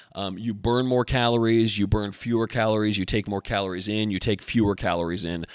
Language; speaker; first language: English; native; English